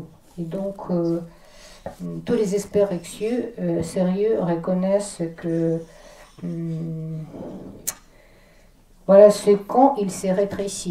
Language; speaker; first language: French; non-native, fluent; Russian